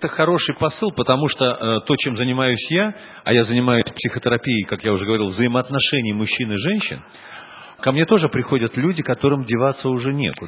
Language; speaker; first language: Russian; native; Russian